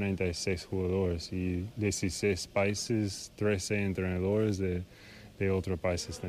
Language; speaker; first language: Spanish; non-native, fluent; English